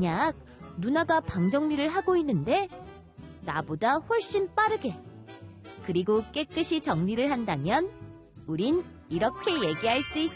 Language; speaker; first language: Korean; native; Korean